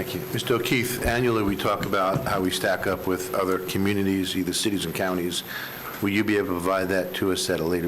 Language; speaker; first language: English; native; English